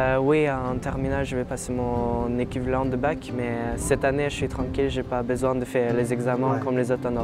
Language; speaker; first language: French; non-native, fluent; Norwegian